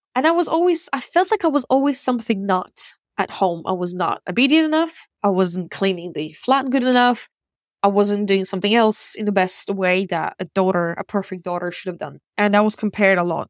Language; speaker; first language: English; non-native, fluent; Russian